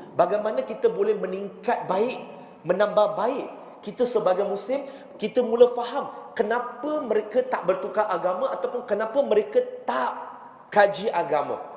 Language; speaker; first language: Malay; non-native, local second language; Chinese